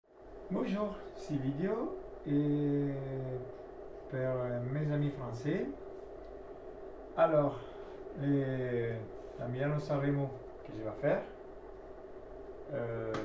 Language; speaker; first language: French; non-native, learner; Italian